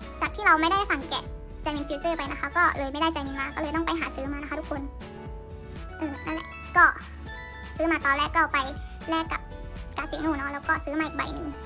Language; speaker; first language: Thai; native; Thai